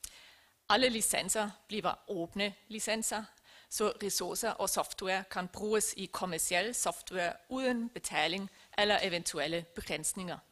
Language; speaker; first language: Danish; non-native, fluent; Icelandic